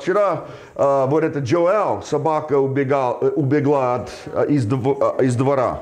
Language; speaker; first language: Russian; non-native, fluent; English